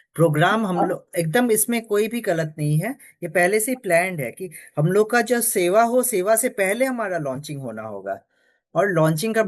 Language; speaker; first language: Hindi; non-native, local second language; Bangla